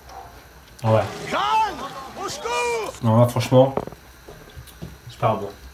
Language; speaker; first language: French; native; French